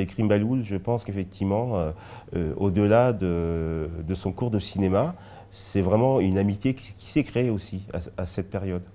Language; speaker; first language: French; early bilingual, other home language; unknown